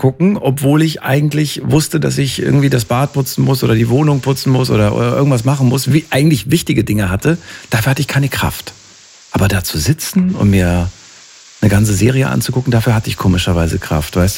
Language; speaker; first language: German; native; German